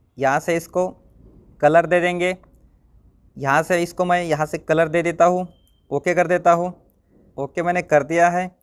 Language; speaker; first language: Hindi; non-native, local second language; Marathi